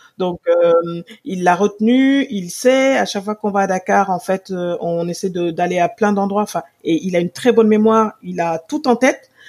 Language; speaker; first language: French; non-native, local second language; Wolof